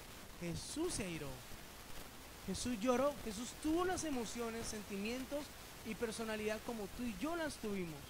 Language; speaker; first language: Spanish; native; Spanish